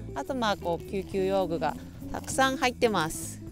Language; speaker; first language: Japanese; native; Japanese